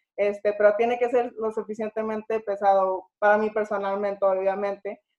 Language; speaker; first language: Spanish; early bilingual, other home language; English